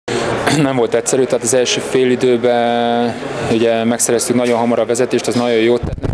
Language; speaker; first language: Hungarian; native; Hungarian